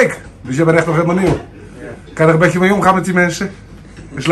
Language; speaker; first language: Dutch; native; Dutch